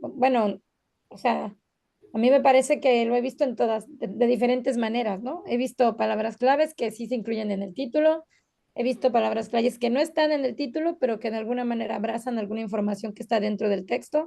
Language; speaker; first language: Spanish; native; Spanish